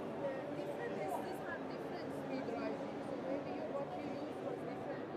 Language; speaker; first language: English; non-native, fluent; Persian